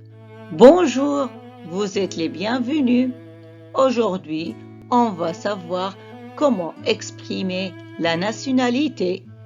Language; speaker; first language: French; non-native, fluent; Arabic